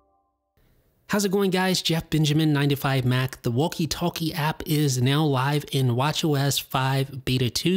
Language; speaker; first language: English; native; English